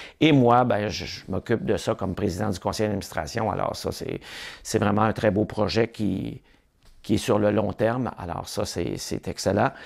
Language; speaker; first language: French; native; French